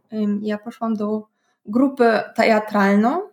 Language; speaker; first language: Polish; non-native, learner; German